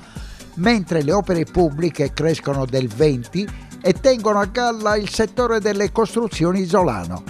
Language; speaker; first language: Italian; native; Italian